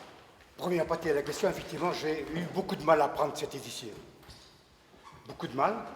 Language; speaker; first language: French; native; French